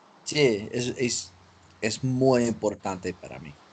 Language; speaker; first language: Spanish; non-native, learner; English